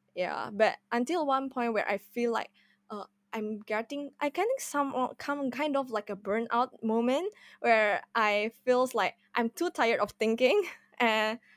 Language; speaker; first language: English; non-native, fluent; Indonesian